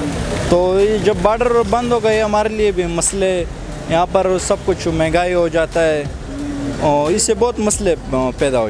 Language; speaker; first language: Hindi; non-native, local second language; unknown